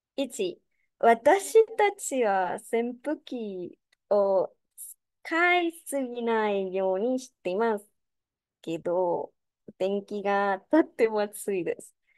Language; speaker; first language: Japanese; non-native, learner; Spanish